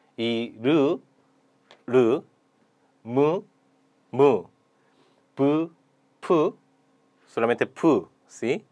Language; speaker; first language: Spanish; non-native, learner; Korean